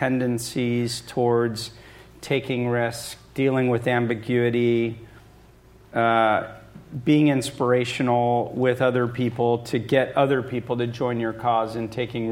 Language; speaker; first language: English; native; English